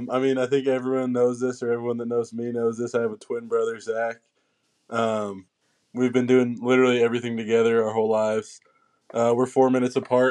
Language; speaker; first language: English; native; English